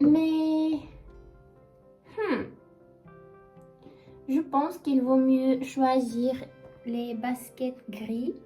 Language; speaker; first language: French; non-native, learner; Russian